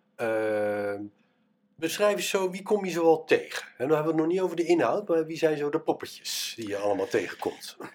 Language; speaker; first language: Dutch; native; Dutch